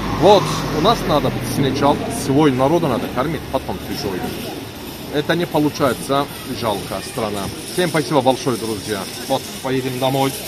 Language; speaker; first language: Russian; non-native, learner; Turkish